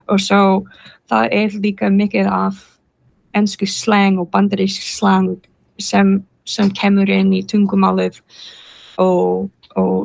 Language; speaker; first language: Icelandic; non-native, fluent; English